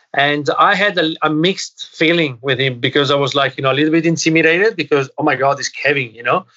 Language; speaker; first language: English; non-native, fluent; Italian